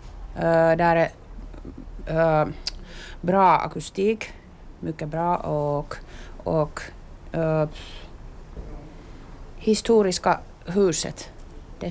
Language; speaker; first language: Swedish; non-native, learner; Finnish